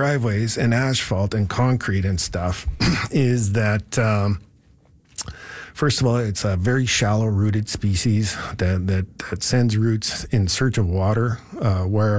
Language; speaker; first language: English; native; English